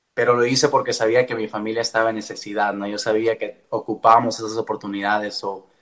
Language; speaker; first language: Spanish; early bilingual, heritage; Spanish